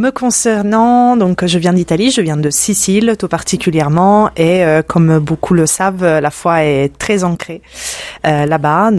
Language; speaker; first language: French; non-native, fluent; Italian